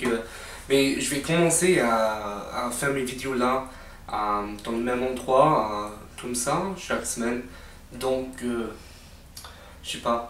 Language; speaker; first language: French; non-native, fluent; English